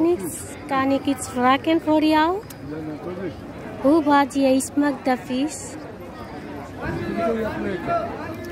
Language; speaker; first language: Dutch; non-native, learner; Bangla